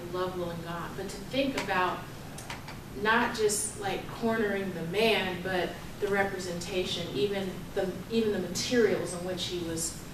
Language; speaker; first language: English; native; English